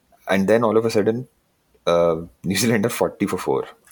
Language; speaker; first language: English; non-native, local second language; Hindi